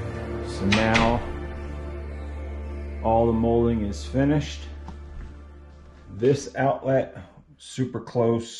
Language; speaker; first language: English; native; English